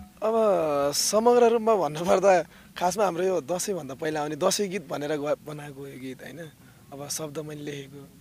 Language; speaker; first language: Nepali; native; Nepali